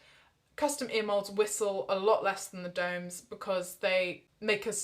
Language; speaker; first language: English; native; English